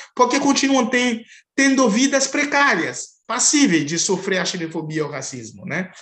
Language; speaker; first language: Portuguese; non-native, fluent; Haitian Creole